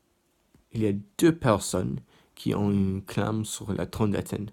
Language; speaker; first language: French; non-native, learner; English